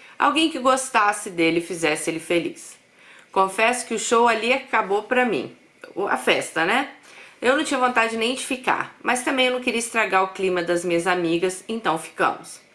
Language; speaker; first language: Portuguese; native; Portuguese